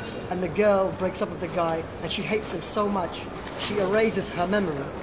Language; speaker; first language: English; early bilingual, other home language; Russian